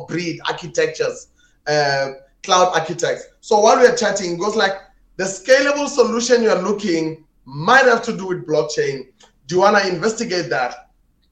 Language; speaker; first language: English; non-native, local second language; Tswana